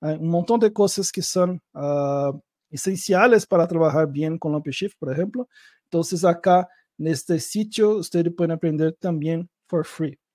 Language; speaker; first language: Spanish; non-native, learner; Portuguese